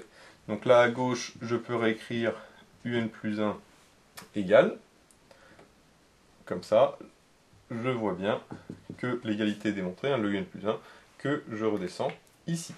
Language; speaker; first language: French; native; French